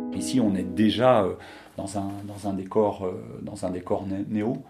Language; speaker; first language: French; native; French